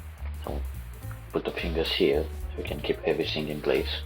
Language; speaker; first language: English; non-native, fluent; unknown